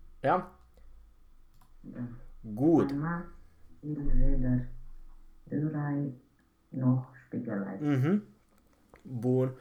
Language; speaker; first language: German; non-native, learner; Romanian